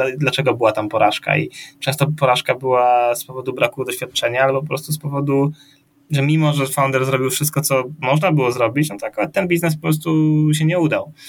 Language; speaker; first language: Polish; native; Polish